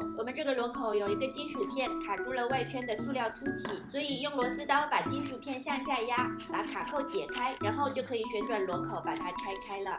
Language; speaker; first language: Chinese; native; Chinese